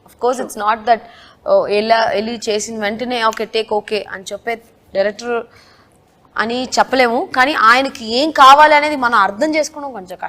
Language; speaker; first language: Telugu; non-native, local second language; Tamil